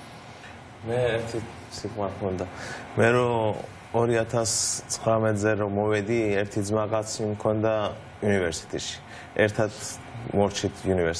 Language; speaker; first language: Georgian; early bilingual, heritage; Persian